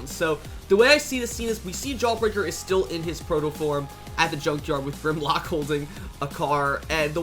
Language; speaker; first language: English; native; English